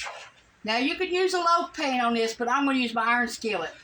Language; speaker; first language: English; native; English